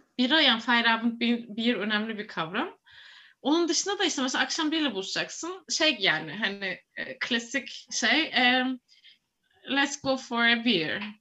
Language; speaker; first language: Turkish; native; Turkish